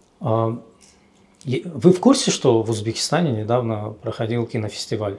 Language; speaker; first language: Russian; non-native, local second language; Tajik